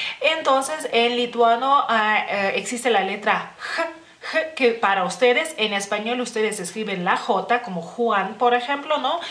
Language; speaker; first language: Spanish; non-native, fluent; Lithuanian